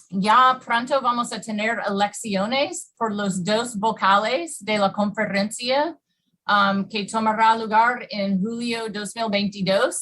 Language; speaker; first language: Spanish; non-native, fluent; English